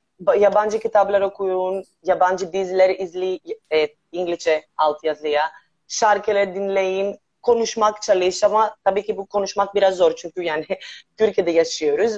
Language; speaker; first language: Turkish; non-native, learner; Greek